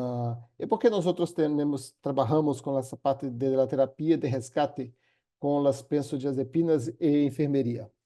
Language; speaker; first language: Spanish; non-native, fluent; Portuguese